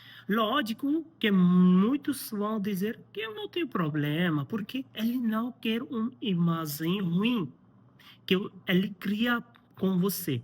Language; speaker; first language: Portuguese; non-native, learner; Hindi